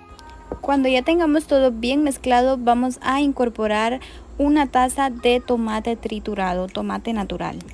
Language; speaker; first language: Spanish; native; Spanish